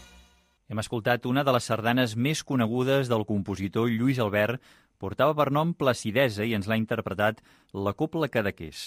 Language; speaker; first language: Catalan; native; Catalan